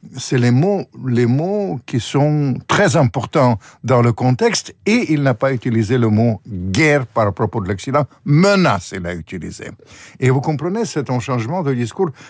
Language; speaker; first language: French; non-native, fluent; Russian